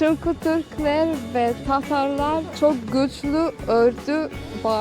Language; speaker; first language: Turkish; non-native, learner; Polish